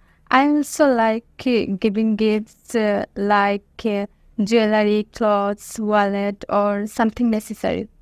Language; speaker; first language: English; non-native, learner; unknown